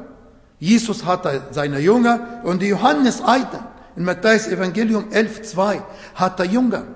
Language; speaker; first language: German; non-native, fluent; Arabic